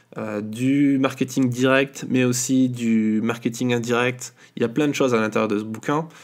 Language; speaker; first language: French; native; French